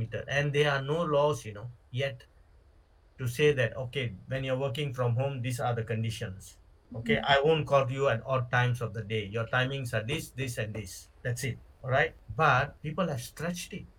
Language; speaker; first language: English; non-native, local second language; Tamil